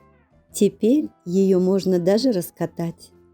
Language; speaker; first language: Russian; native; Russian